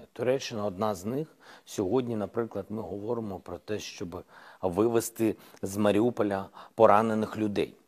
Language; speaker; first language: Ukrainian; non-native, local second language; Russian